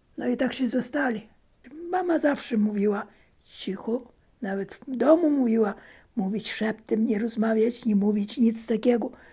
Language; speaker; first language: Polish; early bilingual, heritage; Polish